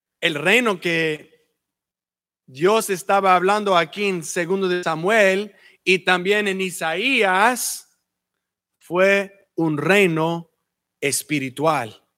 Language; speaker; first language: Spanish; early bilingual, heritage; Spanish